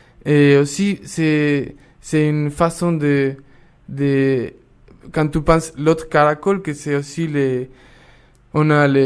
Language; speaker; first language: French; non-native, fluent; Spanish